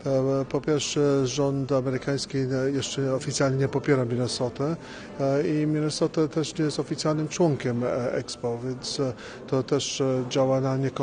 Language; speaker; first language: Polish; early bilingual, heritage; English